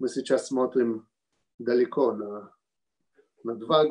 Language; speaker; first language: Russian; early bilingual, heritage; Russian